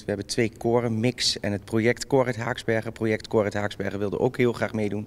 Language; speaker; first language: Dutch; native; Dutch